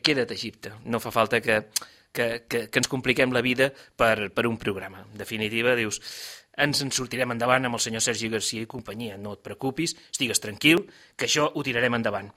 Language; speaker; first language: Catalan; native; Catalan